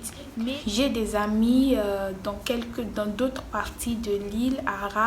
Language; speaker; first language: French; non-native, learner; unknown